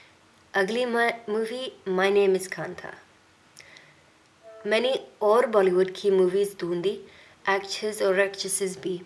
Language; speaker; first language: Hindi; non-native, learner; English